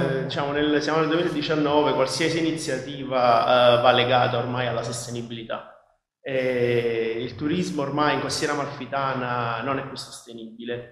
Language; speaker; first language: Italian; native; Italian